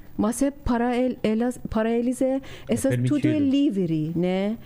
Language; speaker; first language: Portuguese; non-native, learner; Persian